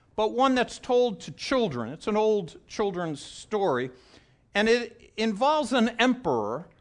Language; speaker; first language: English; native; English